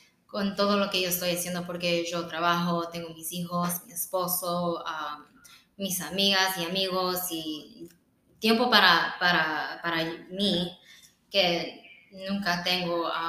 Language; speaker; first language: Spanish; non-native, fluent; English